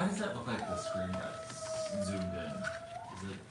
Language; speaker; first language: English; native; English